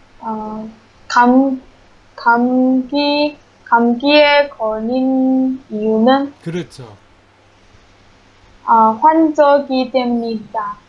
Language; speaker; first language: Korean; non-native, learner; Chinese